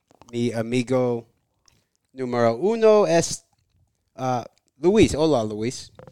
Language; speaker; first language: Spanish; non-native, learner; English